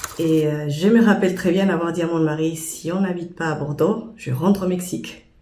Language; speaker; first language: French; non-native, fluent; Spanish